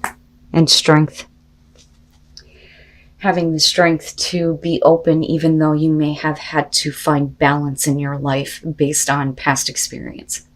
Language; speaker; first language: English; native; English